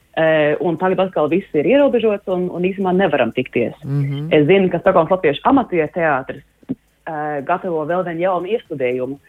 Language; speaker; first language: Latvian; early bilingual, heritage; Latvian